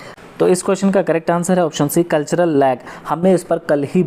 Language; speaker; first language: Hindi; native; Hindi